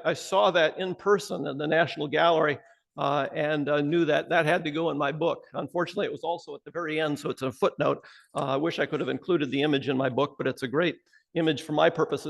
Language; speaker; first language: English; native; English